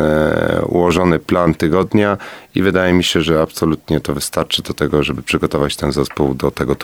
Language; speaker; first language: Polish; native; Polish